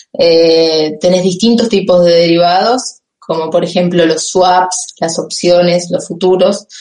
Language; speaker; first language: Spanish; native; Spanish